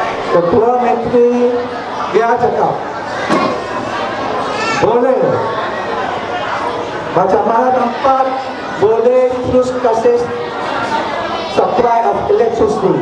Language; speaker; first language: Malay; non-native, local second language; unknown